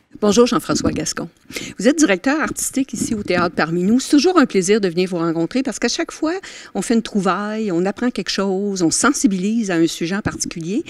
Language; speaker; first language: French; native; French